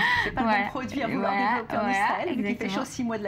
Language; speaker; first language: French; native; French